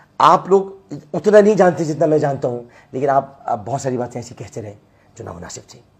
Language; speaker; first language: Urdu; native; Urdu